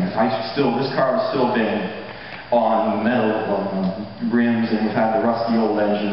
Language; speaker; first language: English; native; English